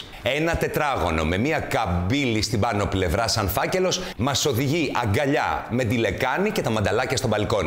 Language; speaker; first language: Greek; native; Greek